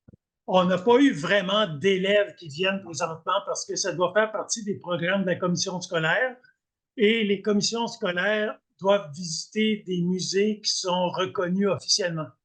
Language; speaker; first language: French; native; French